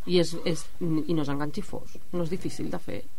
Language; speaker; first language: Catalan; native; Catalan